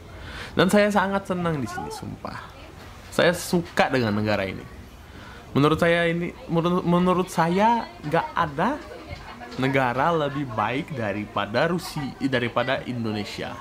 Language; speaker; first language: Indonesian; non-native, fluent; Russian